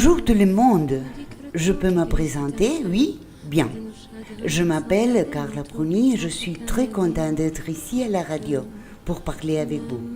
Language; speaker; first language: French; non-native, learner; Spanish